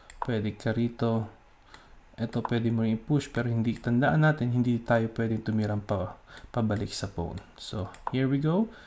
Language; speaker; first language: Filipino; native; Filipino